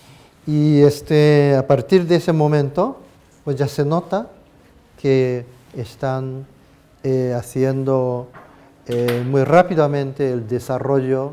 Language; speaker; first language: Spanish; non-native, fluent; Japanese